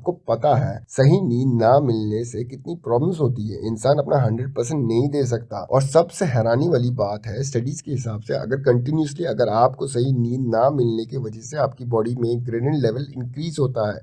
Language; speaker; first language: Hindi; native; Hindi